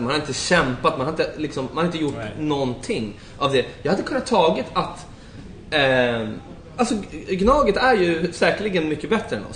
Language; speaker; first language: Swedish; native; Swedish